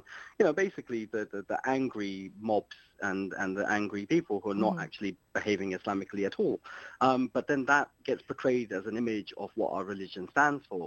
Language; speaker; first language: English; native; English